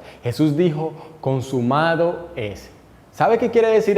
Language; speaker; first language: Spanish; native; Spanish